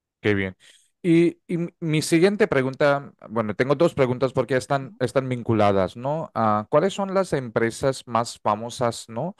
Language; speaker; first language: Spanish; non-native, fluent; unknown